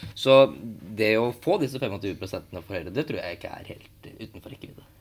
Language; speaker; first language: Norwegian; native; Norwegian